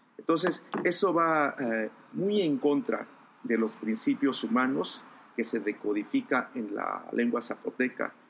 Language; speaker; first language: Spanish; non-native, local second language; Zapotec